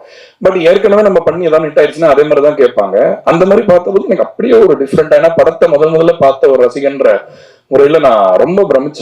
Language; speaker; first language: Tamil; native; Tamil